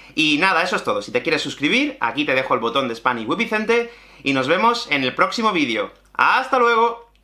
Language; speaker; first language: Spanish; native; Spanish